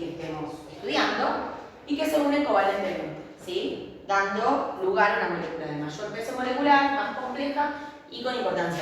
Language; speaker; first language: Spanish; native; Spanish